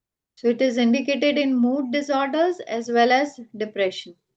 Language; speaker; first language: English; non-native, local second language; Gujarati